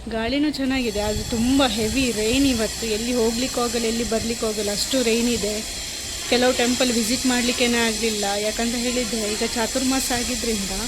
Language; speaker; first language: Kannada; non-native, local second language; Tulu